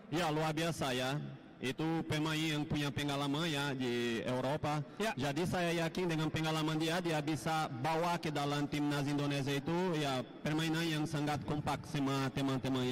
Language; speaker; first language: Indonesian; non-native, fluent; Portuguese